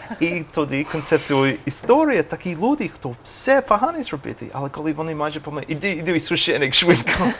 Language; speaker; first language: Ukrainian; non-native, learner; English